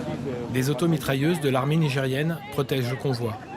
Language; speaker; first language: French; native; French